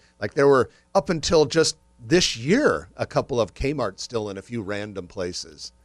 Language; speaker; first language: English; native; English